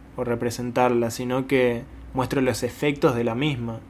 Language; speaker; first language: Spanish; native; Spanish